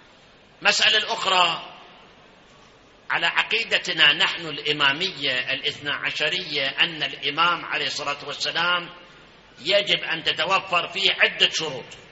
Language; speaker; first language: Arabic; native; Arabic